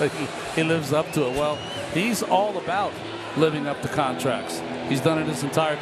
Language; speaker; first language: English; native; English